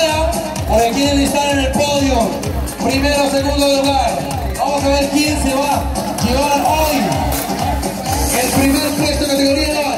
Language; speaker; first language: Spanish; native; Spanish